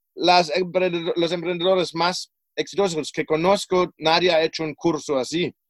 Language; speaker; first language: Spanish; non-native, fluent; German